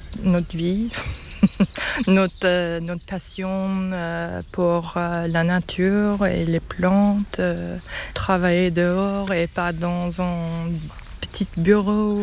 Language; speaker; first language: French; non-native, fluent; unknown